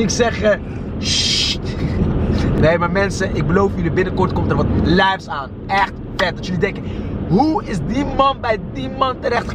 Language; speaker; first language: Dutch; native; Dutch